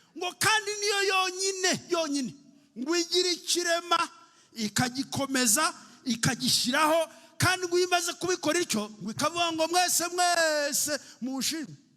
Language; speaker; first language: Kinyarwanda; early bilingual, heritage; Kinyarwanda